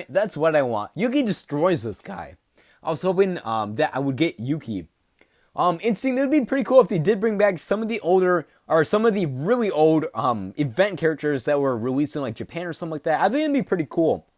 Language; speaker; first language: English; native; English